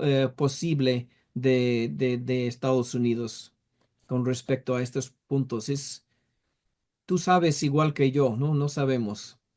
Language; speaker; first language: Spanish; non-native, fluent; English